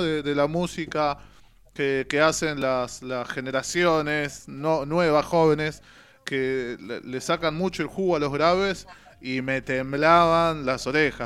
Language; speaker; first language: Spanish; native; Spanish